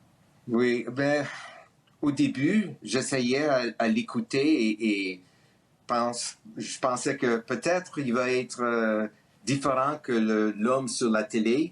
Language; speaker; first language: French; early bilingual, heritage; French